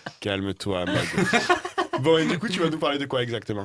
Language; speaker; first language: French; native; French